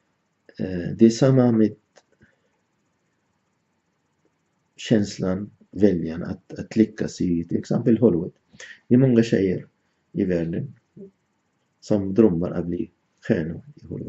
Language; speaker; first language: Swedish; non-native, fluent; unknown